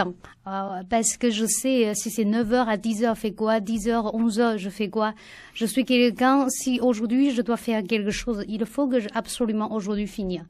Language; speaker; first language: French; non-native, learner; Chinese